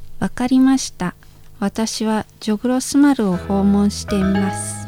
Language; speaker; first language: Japanese; non-native, learner; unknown